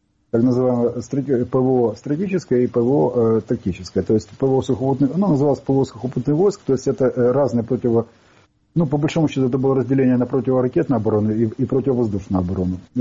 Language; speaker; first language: Russian; non-native, local second language; Ukrainian